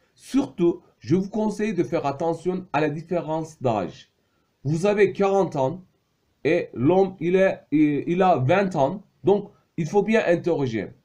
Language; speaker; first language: French; non-native, fluent; Turkish